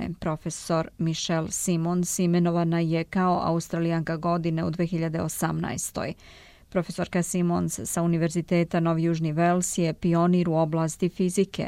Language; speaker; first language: Serbian; native; Serbian